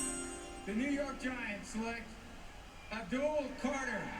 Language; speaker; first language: English; native; English